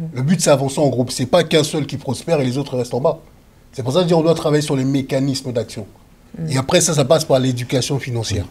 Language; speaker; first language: French; early bilingual, other home language; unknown